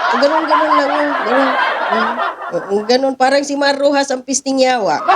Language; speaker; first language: Filipino; non-native, local second language; Cebuano